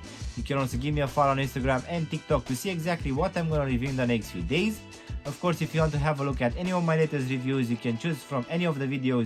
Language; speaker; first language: English; non-native, fluent; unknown